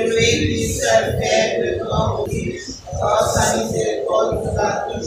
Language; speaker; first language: French; non-native, local second language; Haitian Creole